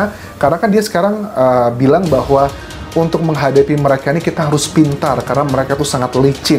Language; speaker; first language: Indonesian; native; Indonesian